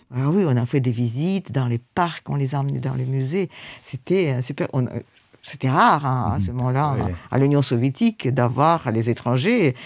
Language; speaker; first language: French; non-native, fluent; Russian